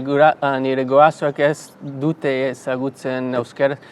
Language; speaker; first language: Basque; non-native, learner; English